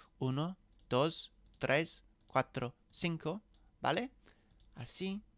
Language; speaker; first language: Spanish; non-native, learner; English